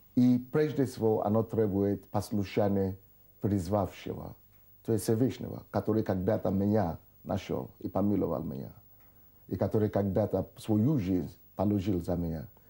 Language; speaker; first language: Russian; non-native, fluent; Yoruba